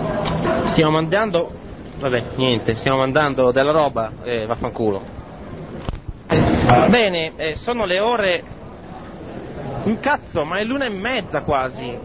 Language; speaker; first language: Italian; native; Italian